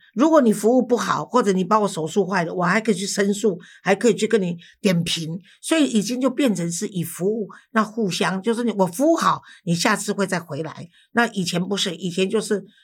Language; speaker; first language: Chinese; native; Chinese